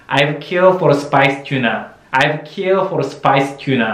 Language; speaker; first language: English; non-native, learner; Korean